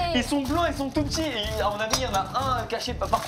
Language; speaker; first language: French; native; French